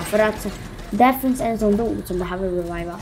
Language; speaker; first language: Swedish; early bilingual, other home language; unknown